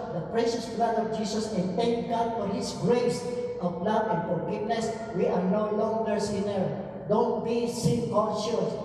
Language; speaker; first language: English; non-native, local second language; Filipino